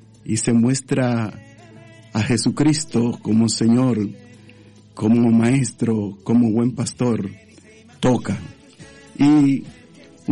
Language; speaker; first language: Spanish; native; Spanish